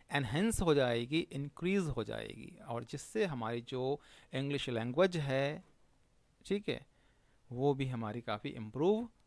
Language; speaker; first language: Hindi; native; Hindi